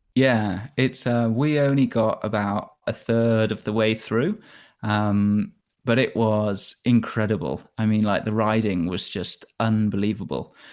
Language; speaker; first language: English; native; English